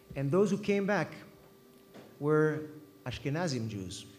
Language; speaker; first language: English; non-native, fluent; Spanish